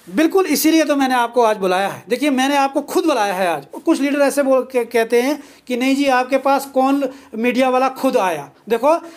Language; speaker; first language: Hindi; non-native, local second language; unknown